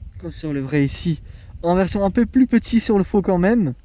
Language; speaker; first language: French; native; French